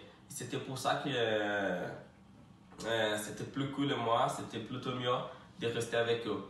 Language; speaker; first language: French; non-native, fluent; Portuguese